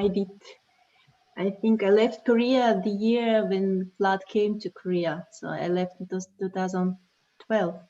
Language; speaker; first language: English; non-native, learner; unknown